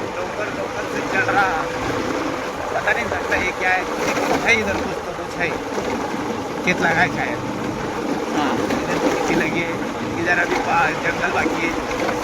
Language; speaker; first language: Hindi; non-native, local second language; Marathi